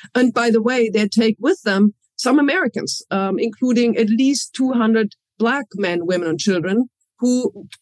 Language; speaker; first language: English; non-native, fluent; German